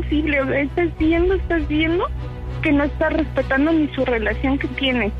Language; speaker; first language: Spanish; native; Spanish